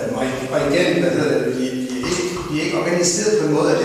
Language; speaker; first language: Danish; native; Danish